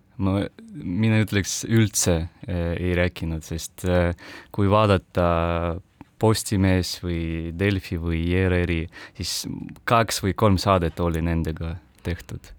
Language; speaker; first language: Estonian; non-native, local second language; Russian